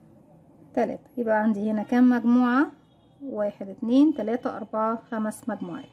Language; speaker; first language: Arabic; native; Arabic